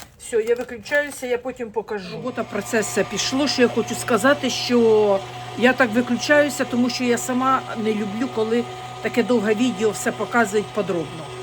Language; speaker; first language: Ukrainian; non-native, local second language; Russian